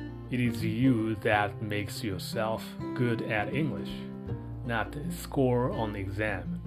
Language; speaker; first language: English; non-native, fluent; Japanese